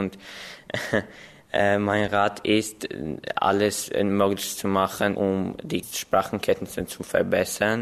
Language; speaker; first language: German; non-native, learner; Armenian